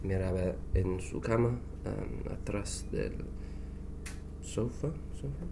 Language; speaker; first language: Spanish; non-native, learner; English